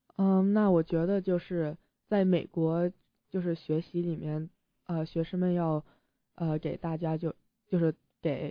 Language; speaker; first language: Chinese; early bilingual, heritage; Chinese